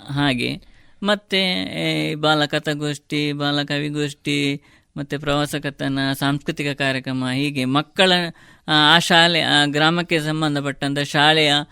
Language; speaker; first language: Kannada; non-native, local second language; Tulu